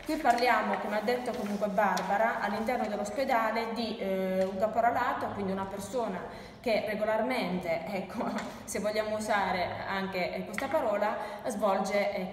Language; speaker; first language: Italian; native; Italian